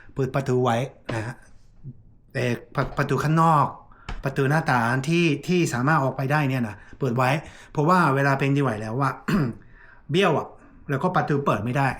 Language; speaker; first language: Thai; non-native, fluent; Japanese